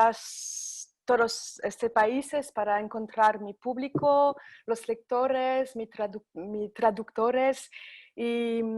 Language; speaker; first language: Spanish; non-native, fluent; French